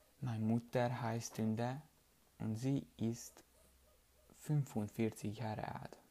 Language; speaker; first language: German; non-native, learner; Hungarian